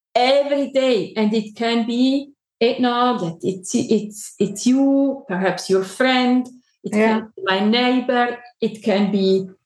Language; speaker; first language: English; non-native, learner; German